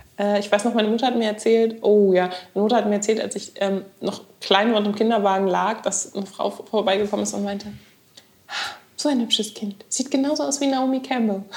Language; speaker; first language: German; native; German